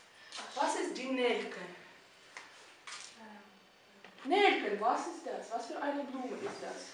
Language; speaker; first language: German; non-native, fluent; Russian